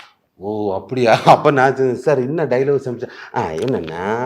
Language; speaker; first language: Tamil; non-native, learner; Malayalam